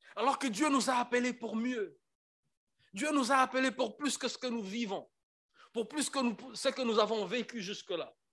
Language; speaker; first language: French; non-native, local second language; Lingala